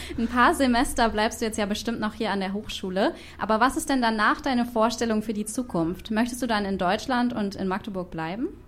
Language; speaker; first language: German; native; German